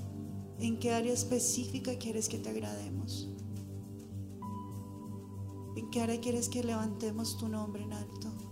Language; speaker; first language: Spanish; native; Spanish